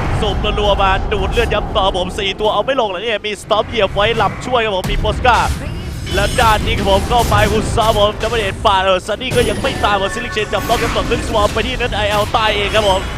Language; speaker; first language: Thai; native; Thai